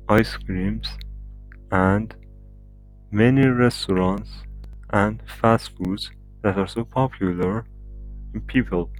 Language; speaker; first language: English; non-native, learner; Persian